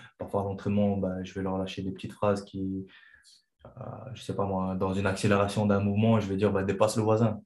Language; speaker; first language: French; non-native, fluent; Chechen